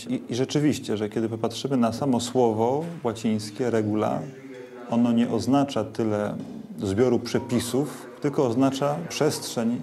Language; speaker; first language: Polish; native; Polish